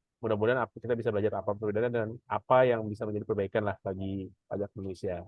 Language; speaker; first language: Indonesian; native; Indonesian